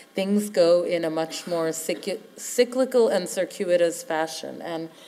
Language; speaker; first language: English; native; English